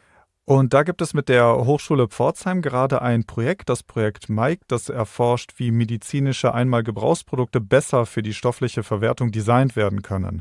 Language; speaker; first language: German; native; German